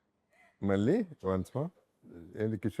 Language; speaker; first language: Telugu; native; Telugu